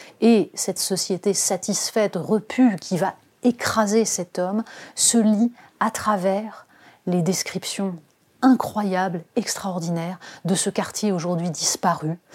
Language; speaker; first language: French; native; French